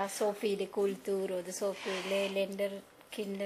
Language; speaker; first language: German; non-native, learner; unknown